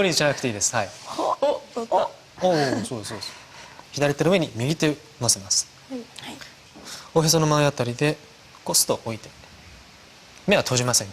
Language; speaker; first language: Japanese; native; Japanese